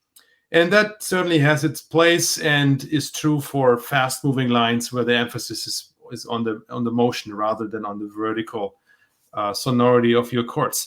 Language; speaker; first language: English; non-native, fluent; German